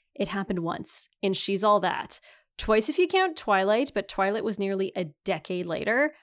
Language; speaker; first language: English; native; English